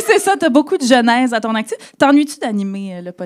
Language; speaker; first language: French; native; French